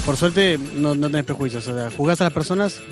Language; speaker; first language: Spanish; native; Spanish